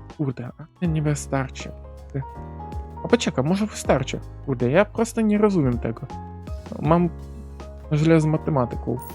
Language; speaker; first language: Polish; non-native, learner; Ukrainian